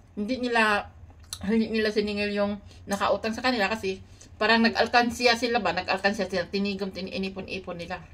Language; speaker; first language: Filipino; native; Filipino